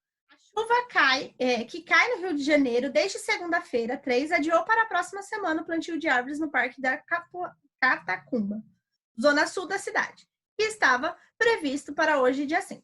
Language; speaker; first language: Portuguese; native; Portuguese